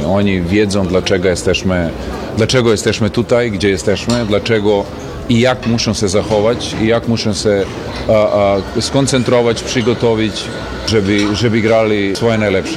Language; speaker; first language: Polish; non-native, fluent; Serbian